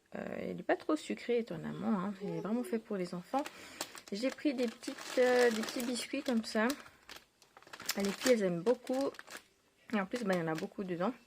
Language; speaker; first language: French; native; French